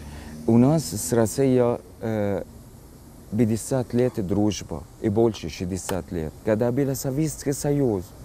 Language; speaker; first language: Russian; non-native, learner; Arabic